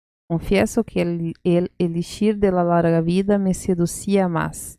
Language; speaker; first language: Spanish; non-native, fluent; Portuguese